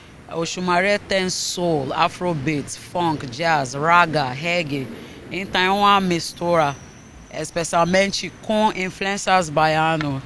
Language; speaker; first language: Portuguese; non-native, fluent; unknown